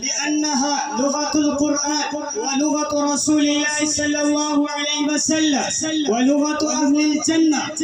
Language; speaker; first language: Arabic; non-native, learner; Urdu